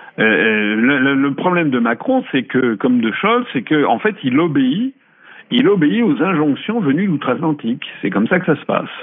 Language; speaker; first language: French; native; French